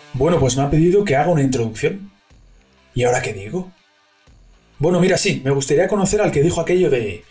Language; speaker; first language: Spanish; native; Spanish